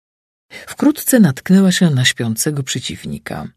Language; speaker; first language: Polish; native; Polish